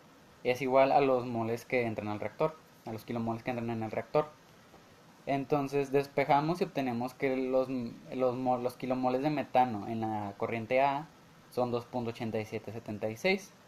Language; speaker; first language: Spanish; native; Spanish